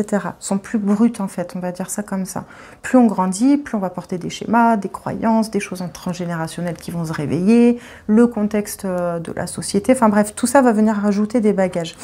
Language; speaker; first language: French; native; French